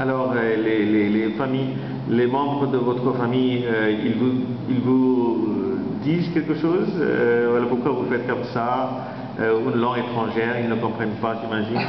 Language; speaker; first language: French; non-native, fluent; Bangla